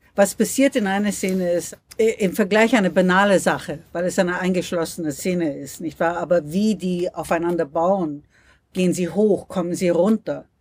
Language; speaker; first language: German; non-native, fluent; English